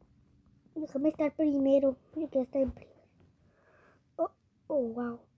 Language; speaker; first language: Spanish; early bilingual, heritage; Spanish